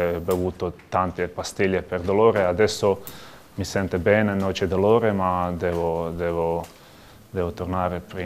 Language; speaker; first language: Italian; non-native, learner; Croatian